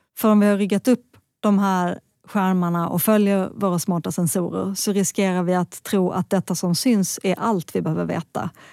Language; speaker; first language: Swedish; native; Swedish